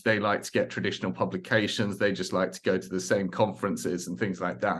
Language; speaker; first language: English; native; English